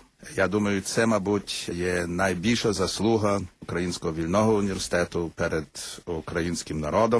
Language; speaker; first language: Ukrainian; early bilingual, heritage; Ukrainian